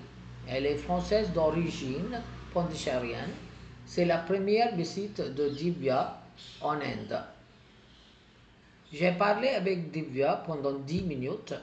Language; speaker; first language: French; non-native, fluent; Tamil